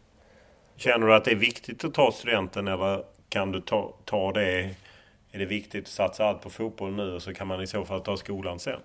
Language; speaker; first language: Swedish; native; Swedish